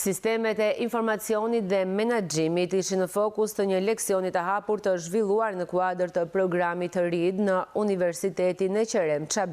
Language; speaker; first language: Albanian; native; Albanian